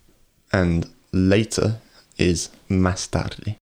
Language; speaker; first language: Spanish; non-native, fluent; English